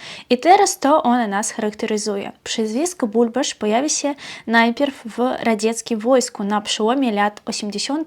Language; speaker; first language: Polish; non-native, fluent; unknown